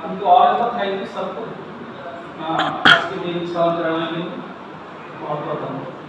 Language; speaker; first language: Hindi; non-native, local second language; Bangla